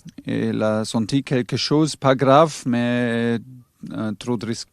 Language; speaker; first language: French; non-native, fluent; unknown